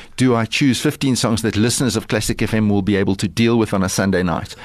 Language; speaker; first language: English; early bilingual, other home language; Lithuanian